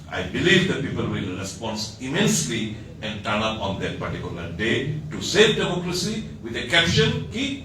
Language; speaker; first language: English; non-native, local second language; Bangla